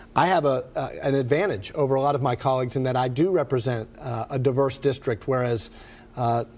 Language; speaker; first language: English; native; English